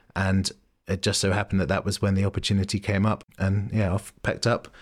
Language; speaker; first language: English; native; English